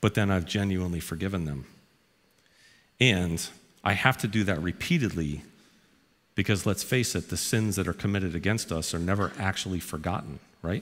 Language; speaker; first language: English; native; English